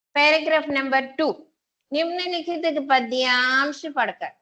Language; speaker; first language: Hindi; non-native, local second language; Telugu